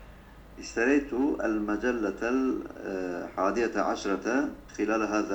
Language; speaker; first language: Arabic; non-native, learner; Turkish